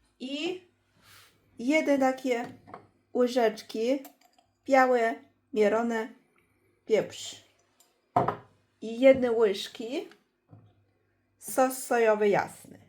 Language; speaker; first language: Polish; non-native, learner; Chinese